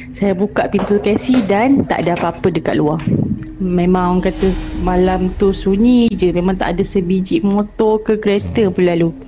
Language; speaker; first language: Malay; native; Malay